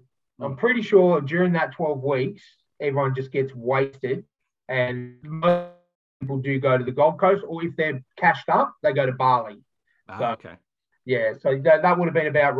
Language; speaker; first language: English; native; English